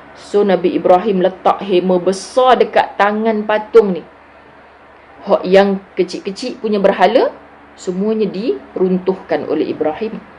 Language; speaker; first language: Malay; native; Malay